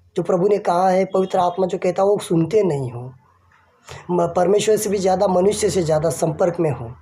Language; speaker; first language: Hindi; non-native, local second language; Marathi